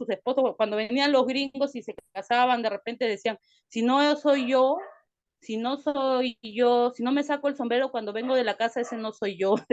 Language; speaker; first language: Spanish; native; Spanish